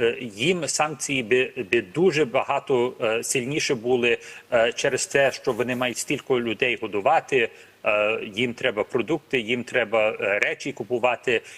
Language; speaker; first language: Ukrainian; early bilingual, heritage; Ukrainian